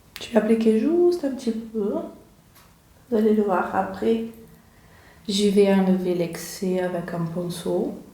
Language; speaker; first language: French; non-native, learner; Portuguese